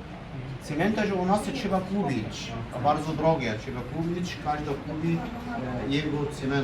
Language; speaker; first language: Polish; non-native, learner; Arabic